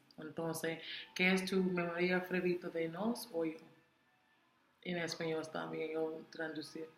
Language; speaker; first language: Spanish; non-native, learner; English